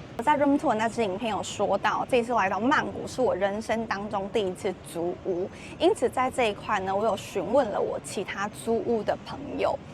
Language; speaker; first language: Chinese; native; Chinese